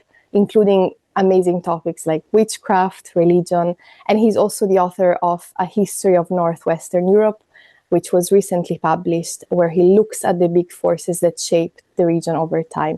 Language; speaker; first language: English; non-native, fluent; Italian